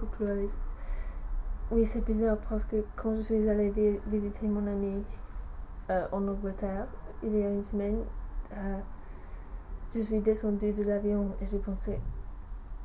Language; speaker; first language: French; non-native, learner; English